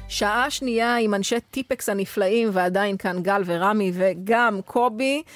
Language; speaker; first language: Hebrew; native; Hebrew